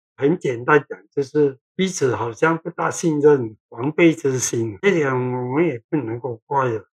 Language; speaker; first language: Chinese; non-native, local second language; Cantonese